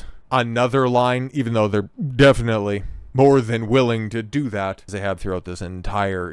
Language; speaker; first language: English; native; English